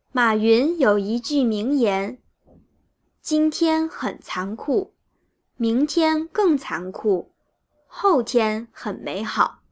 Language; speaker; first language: Chinese; native; Chinese